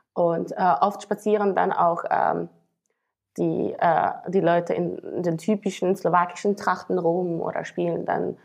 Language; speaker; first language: German; non-native, fluent; Slovak